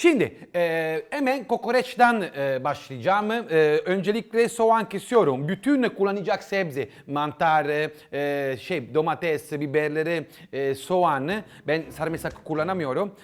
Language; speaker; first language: Turkish; non-native, learner; Italian